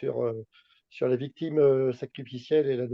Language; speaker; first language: French; native; French